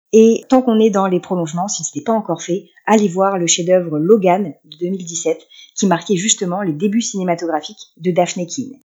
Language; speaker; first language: French; native; French